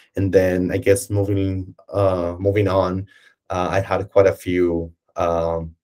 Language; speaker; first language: English; non-native, fluent; Spanish